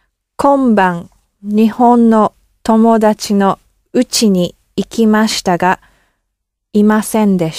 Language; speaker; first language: Japanese; non-native, learner; English